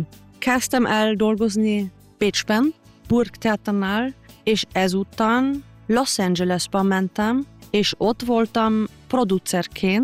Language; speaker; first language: Hungarian; non-native, fluent; German